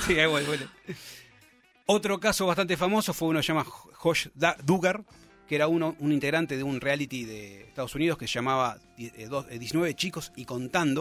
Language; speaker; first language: Spanish; native; Spanish